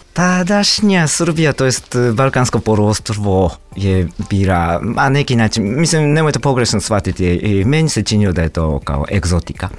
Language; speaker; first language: Serbian; non-native, fluent; Japanese